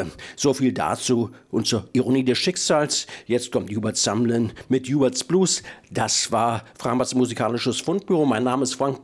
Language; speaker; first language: German; native; German